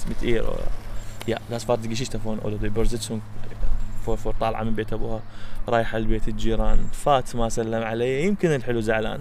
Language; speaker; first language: German; non-native, learner; Arabic